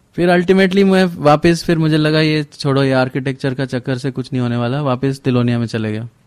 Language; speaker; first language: Hindi; native; Hindi